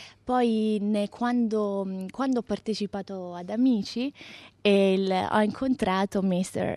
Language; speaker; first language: Italian; native; Italian